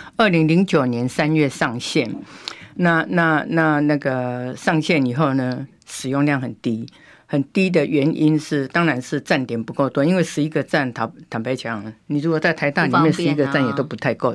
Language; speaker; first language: Chinese; native; Chinese